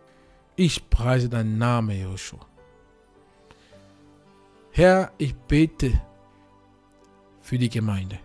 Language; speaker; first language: German; non-native, fluent; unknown